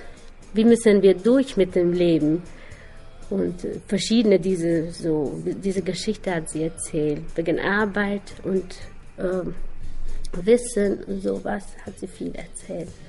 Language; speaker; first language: German; non-native, learner; Albanian